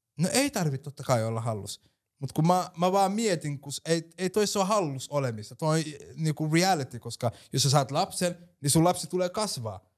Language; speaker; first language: Finnish; early bilingual, other home language; Somali